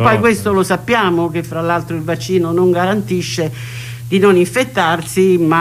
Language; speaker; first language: Italian; native; Italian